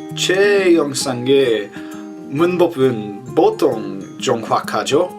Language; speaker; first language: Korean; non-native, learner; English